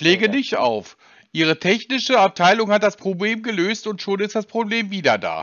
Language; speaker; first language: German; native; German